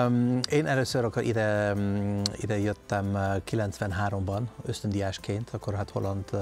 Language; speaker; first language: Hungarian; non-native, fluent; Dutch